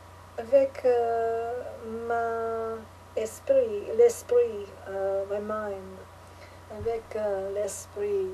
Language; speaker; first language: French; non-native, learner; English